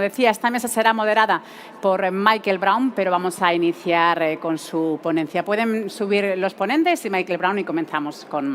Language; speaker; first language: Spanish; native; Spanish